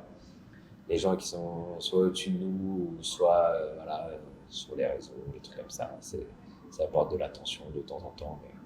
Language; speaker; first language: French; native; French